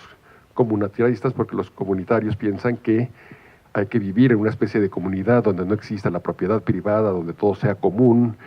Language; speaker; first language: Spanish; native; Spanish